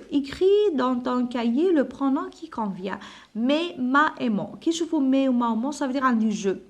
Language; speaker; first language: French; non-native, local second language; Arabic